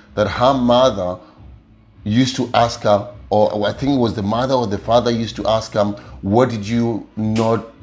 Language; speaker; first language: English; non-native, local second language; Luyia